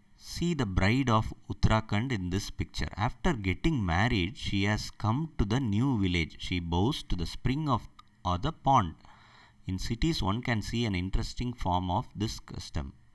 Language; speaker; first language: English; non-native, local second language; Tamil